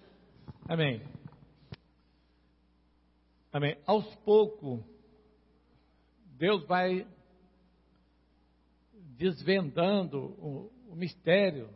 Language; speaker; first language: Portuguese; native; Portuguese